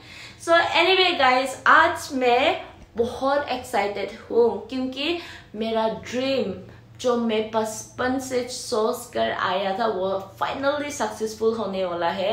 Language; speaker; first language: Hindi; non-native, local second language; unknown